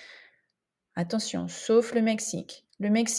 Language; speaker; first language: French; non-native, fluent; English